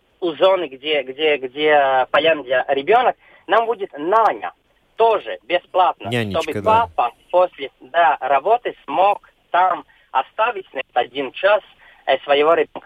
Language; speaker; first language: Russian; non-native, local second language; Latvian